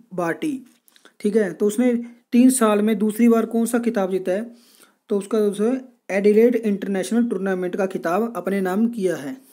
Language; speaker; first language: Hindi; non-native, local second language; Punjabi